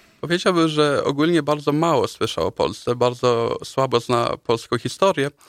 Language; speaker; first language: Polish; early bilingual, heritage; Polish